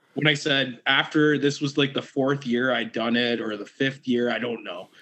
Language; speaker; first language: English; native; English